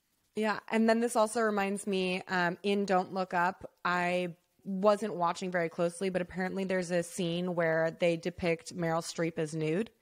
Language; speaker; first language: English; native; English